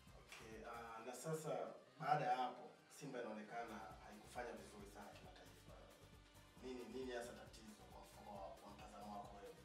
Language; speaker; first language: Swahili; native; Swahili